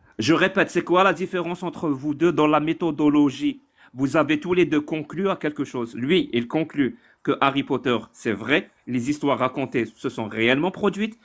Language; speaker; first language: French; non-native, local second language; Arabic